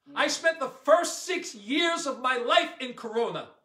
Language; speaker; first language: English; native; English